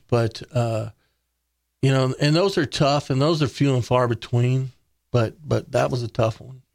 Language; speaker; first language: English; native; English